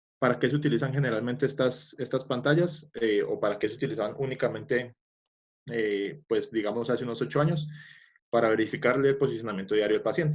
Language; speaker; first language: Spanish; native; Spanish